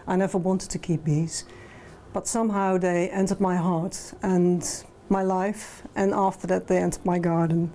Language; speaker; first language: English; non-native, fluent; Dutch